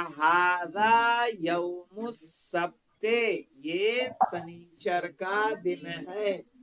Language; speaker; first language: Urdu; native; Urdu